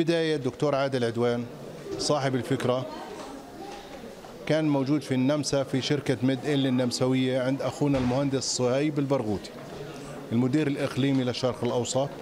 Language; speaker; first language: Arabic; native; Arabic